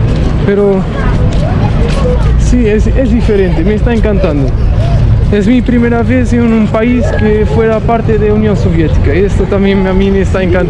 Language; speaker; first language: Spanish; non-native, learner; Portuguese